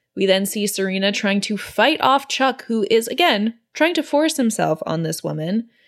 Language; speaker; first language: English; native; English